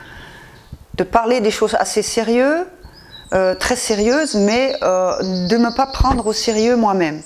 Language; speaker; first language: French; non-native, fluent; Dutch